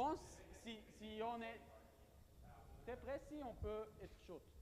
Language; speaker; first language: French; non-native, local second language; German